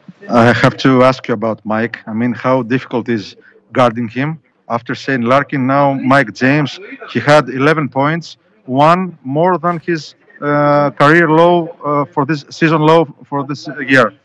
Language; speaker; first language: English; non-native, fluent; Greek